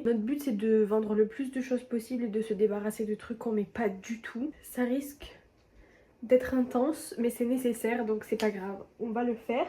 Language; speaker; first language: French; native; French